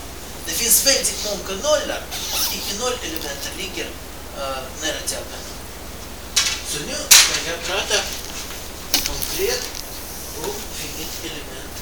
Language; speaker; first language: Swedish; non-native, fluent; Russian